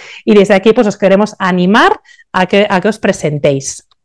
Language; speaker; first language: Spanish; native; Spanish